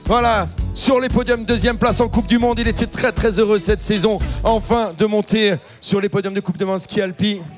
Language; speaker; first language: French; native; French